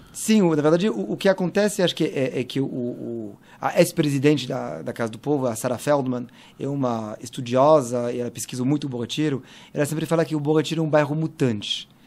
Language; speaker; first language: Portuguese; non-native, fluent; French